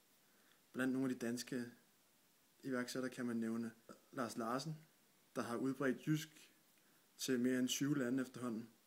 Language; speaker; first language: Danish; native; Danish